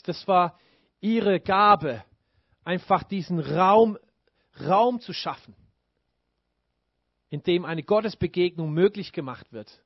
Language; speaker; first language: German; non-native, fluent; English